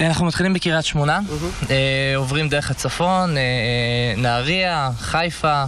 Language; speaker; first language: Hebrew; native; Hebrew